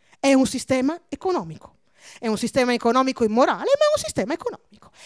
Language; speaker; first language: Italian; early bilingual, other home language; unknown